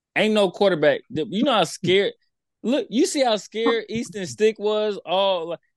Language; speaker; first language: English; native; English